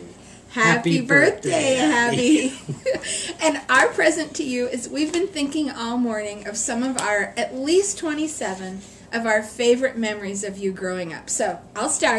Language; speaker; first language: English; native; English